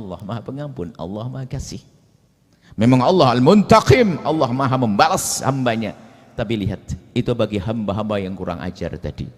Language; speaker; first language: Indonesian; native; Indonesian